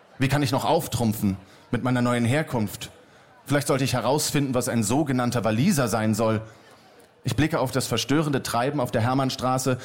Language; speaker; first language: German; native; German